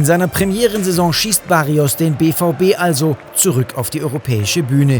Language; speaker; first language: German; native; German